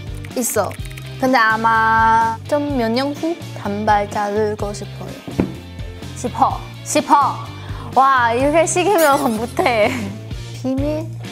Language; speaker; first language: Korean; non-native, learner; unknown